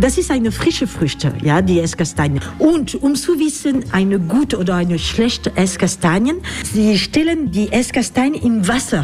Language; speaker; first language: German; non-native, learner; French